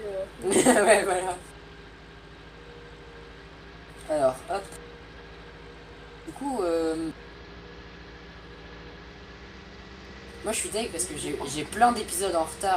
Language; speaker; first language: French; native; French